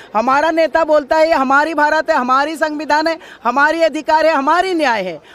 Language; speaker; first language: Hindi; non-native, local second language; Assamese